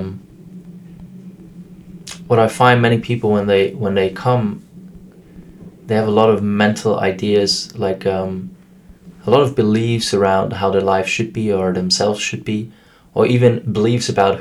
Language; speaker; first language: English; non-native, fluent; German